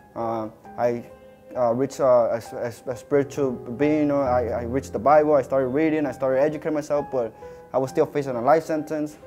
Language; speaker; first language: English; native; English